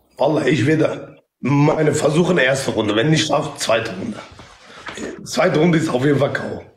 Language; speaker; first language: German; non-native, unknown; Kurdish